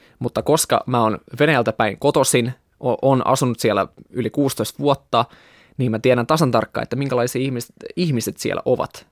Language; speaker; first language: Finnish; non-native, fluent; Russian